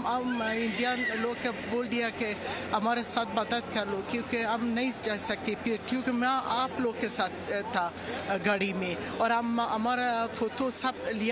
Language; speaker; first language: Hindi; non-native, learner; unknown